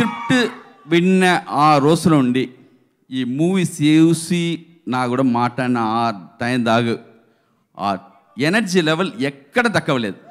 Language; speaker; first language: Telugu; non-native, learner; Tamil